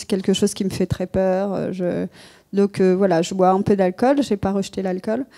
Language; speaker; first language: French; native; French